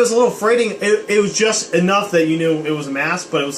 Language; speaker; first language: English; native; English